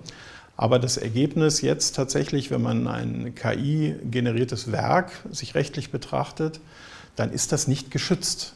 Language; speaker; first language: German; native; German